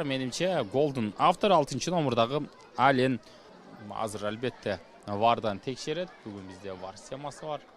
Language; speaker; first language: Kyrgyz; native; Kyrgyz